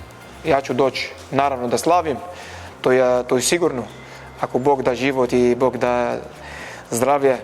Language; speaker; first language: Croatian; non-native, learner; Arabic